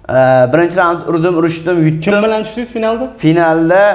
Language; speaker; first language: Uzbek; native; Uzbek